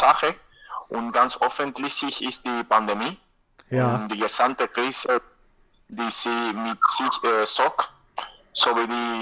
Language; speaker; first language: German; non-native, learner; Spanish